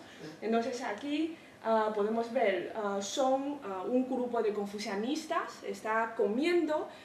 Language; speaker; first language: Spanish; non-native, fluent; Chinese